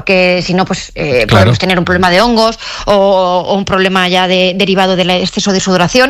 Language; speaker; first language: Spanish; native; Spanish